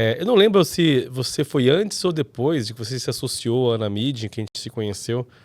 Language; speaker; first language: Portuguese; native; Portuguese